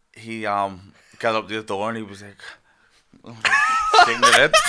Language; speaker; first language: English; native; English